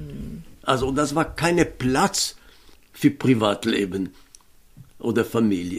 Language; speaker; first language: German; non-native, fluent; Hebrew